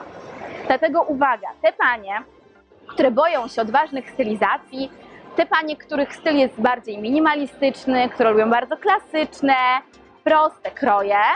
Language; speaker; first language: Polish; native; Polish